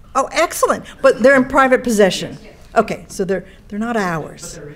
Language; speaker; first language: English; native; English